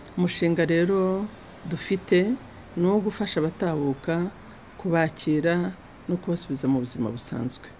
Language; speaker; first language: Kinyarwanda; native; Kinyarwanda